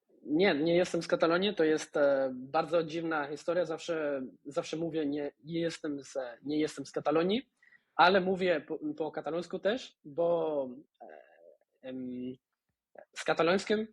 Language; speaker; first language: Polish; non-native, fluent; Spanish